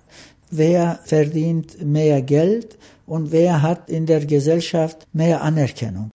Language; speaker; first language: German; non-native, fluent; Turkish